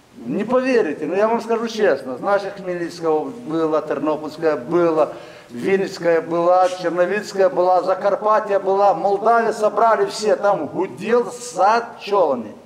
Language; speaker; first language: Russian; non-native, local second language; Ukrainian